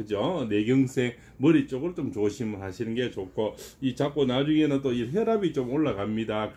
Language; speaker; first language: Korean; native; Korean